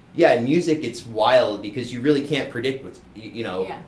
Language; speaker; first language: English; native; English